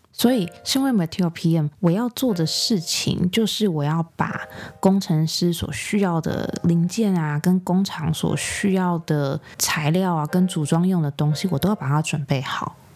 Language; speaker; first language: Chinese; native; Chinese